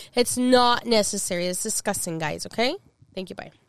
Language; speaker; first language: English; early bilingual, other home language; Spanish